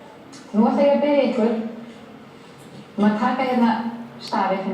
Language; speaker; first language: Icelandic; non-native, learner; Spanish